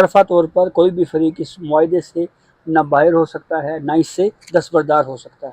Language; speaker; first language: Urdu; non-native, local second language; Punjabi